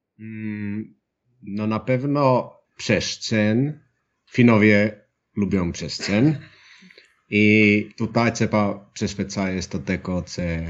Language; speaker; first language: Polish; non-native, learner; Finnish